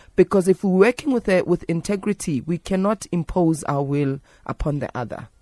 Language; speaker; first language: English; non-native, local second language; Zulu